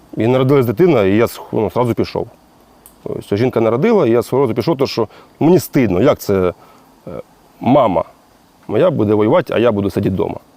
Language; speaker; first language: Ukrainian; non-native, local second language; Russian